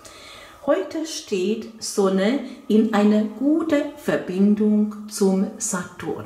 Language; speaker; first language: German; non-native, fluent; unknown